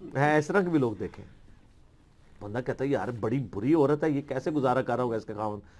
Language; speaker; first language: Urdu; non-native, local second language; Punjabi